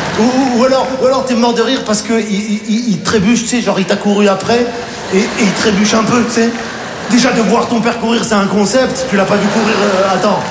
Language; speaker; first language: French; native; French